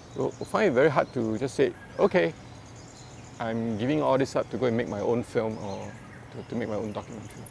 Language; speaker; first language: English; non-native, local second language; Chinese